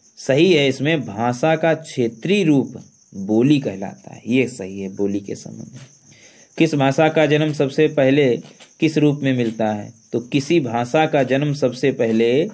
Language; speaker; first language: Hindi; native; Hindi